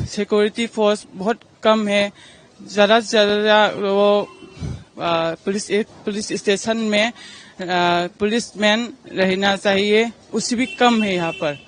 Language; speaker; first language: Hindi; non-native, local second language; Manipuri